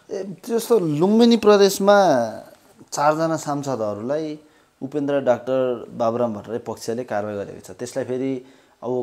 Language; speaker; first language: Nepali; native; Nepali